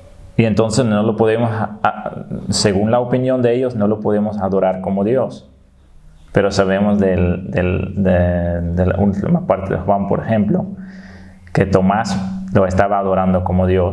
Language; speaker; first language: Spanish; non-native, fluent; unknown